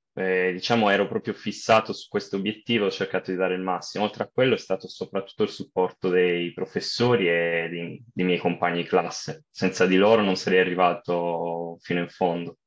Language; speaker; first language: Italian; native; Italian